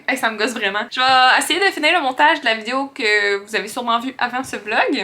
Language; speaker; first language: French; native; French